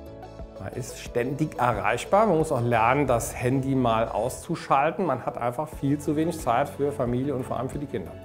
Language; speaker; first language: German; native; German